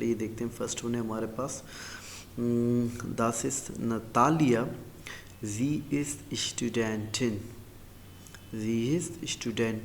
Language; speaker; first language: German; non-native, learner; Urdu